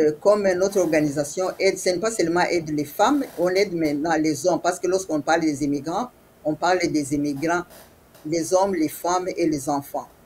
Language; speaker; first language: French; non-native, local second language; Swahili